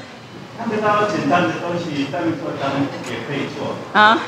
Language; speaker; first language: Chinese; non-native, learner; Spanish